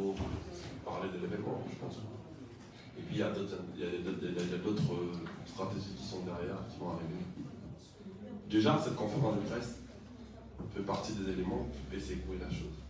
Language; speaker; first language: French; non-native, local second language; Lingala